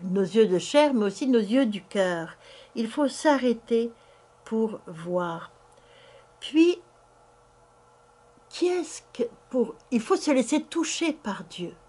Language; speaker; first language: French; native; French